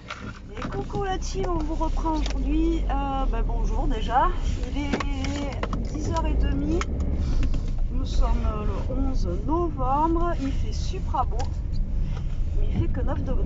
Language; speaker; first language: French; native; French